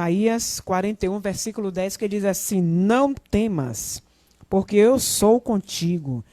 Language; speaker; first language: Portuguese; native; Portuguese